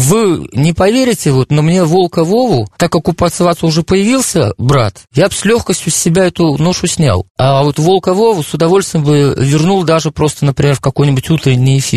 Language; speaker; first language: Russian; native; Russian